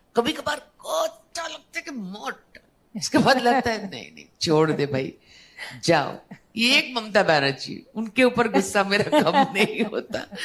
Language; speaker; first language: Hindi; non-native, local second language; Bangla